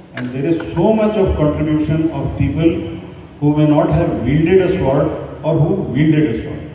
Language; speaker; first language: English; non-native, local second language; Marathi